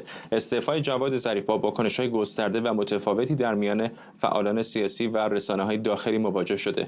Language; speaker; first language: Persian; native; Persian